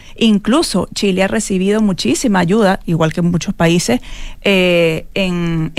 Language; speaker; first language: Spanish; native; Spanish